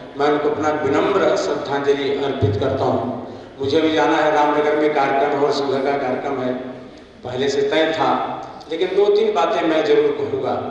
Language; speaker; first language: Hindi; native; Hindi